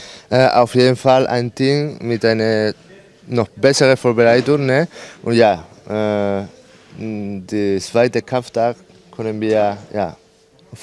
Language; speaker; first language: German; non-native, fluent; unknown